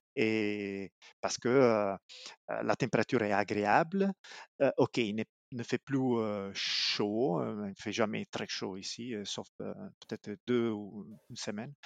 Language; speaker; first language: French; non-native, fluent; Italian